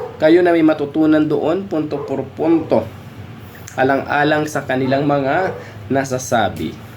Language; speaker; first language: Filipino; non-native, local second language; Cebuano